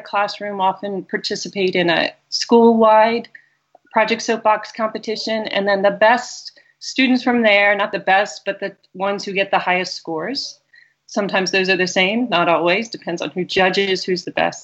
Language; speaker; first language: English; native; English